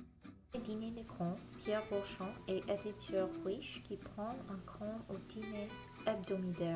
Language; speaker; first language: French; non-native, learner; English